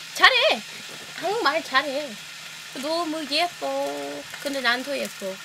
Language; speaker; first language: Korean; non-native, learner; Swedish